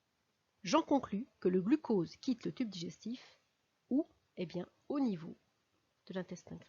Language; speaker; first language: French; native; French